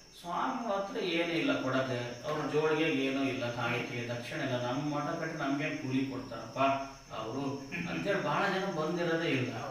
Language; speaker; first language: Kannada; native; Kannada